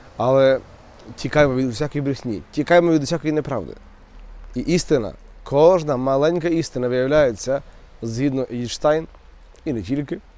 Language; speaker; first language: Ukrainian; native; Ukrainian